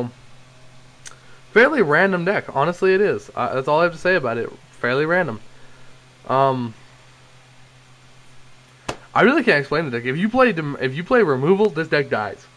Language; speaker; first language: English; native; English